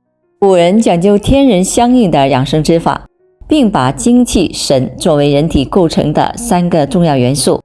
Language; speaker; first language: Chinese; native; Chinese